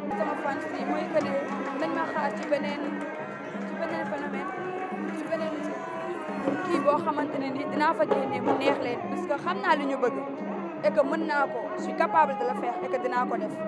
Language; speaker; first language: Wolof; non-native, local second language; Serer